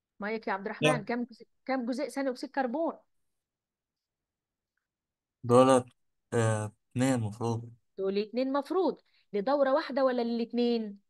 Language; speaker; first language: Arabic; native; Arabic